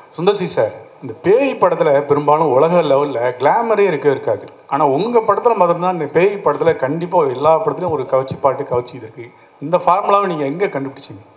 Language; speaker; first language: Tamil; native; Tamil